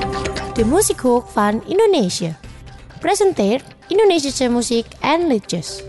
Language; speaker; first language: Dutch; non-native, fluent; Indonesian